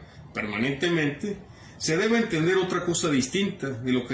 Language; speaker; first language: Spanish; native; Spanish